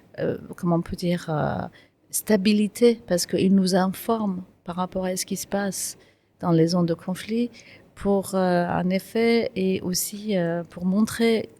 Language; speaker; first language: French; non-native, fluent; Kurdish